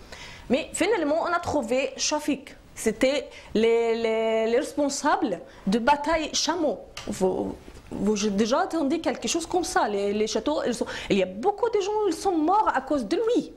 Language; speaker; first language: French; non-native, learner; Arabic